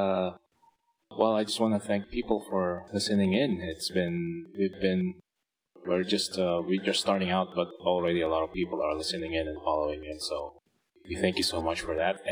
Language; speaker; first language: English; non-native, local second language; Filipino